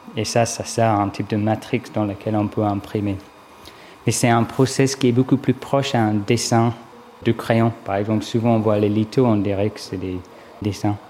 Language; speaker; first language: French; non-native, fluent; English